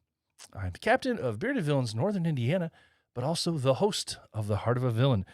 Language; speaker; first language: English; native; English